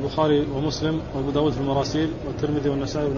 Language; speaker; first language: Arabic; native; Arabic